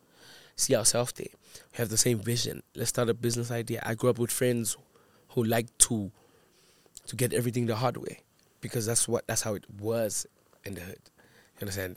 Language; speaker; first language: English; non-native, local second language; Zulu